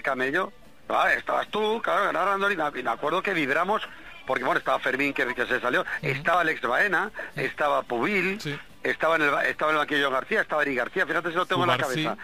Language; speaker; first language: Spanish; native; Spanish